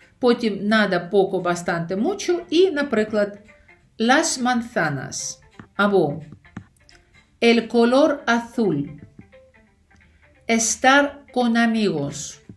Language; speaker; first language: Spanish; non-native, fluent; Ukrainian